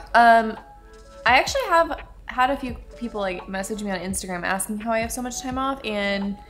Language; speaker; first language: English; native; English